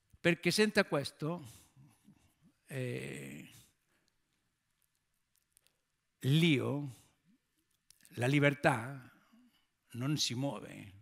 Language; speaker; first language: Italian; non-native, fluent; Spanish